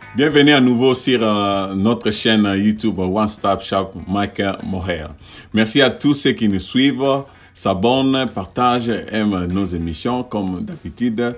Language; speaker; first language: French; non-native, local second language; Lingala